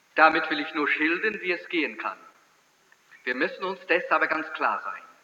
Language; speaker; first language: German; early bilingual, heritage; German